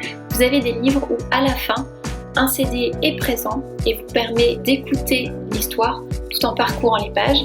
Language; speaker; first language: French; native; French